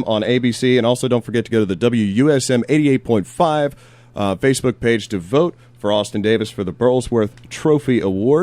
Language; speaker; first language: English; native; English